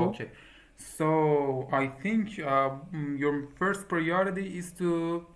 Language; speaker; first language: English; non-native, fluent; Persian